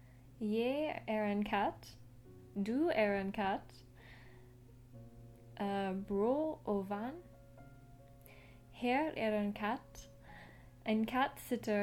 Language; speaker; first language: Norwegian; non-native, learner; English